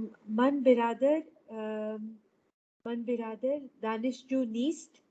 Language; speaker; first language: Persian; non-native, learner; Urdu